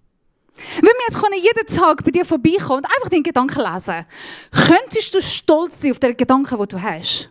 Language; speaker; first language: German; non-native, fluent; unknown